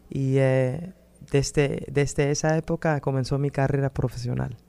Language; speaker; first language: Spanish; early bilingual, other home language; Dutch